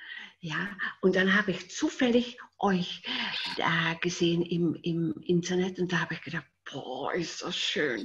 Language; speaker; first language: German; non-native, fluent; Dutch